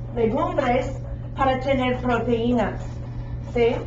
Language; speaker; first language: Spanish; non-native, fluent; English